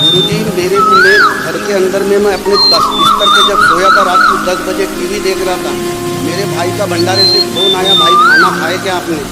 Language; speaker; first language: Hindi; native; Hindi